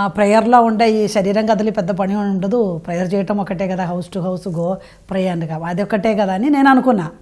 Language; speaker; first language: Telugu; non-native, fluent; Malayalam